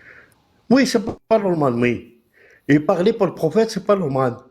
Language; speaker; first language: French; non-native, learner; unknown